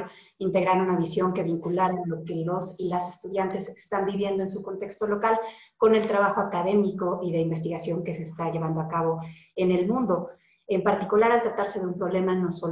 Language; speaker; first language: Spanish; native; Spanish